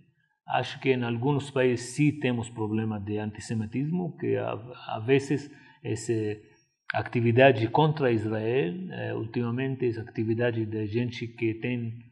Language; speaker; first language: Portuguese; non-native, fluent; Arabic